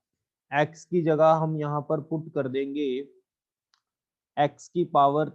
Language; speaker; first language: Hindi; native; Hindi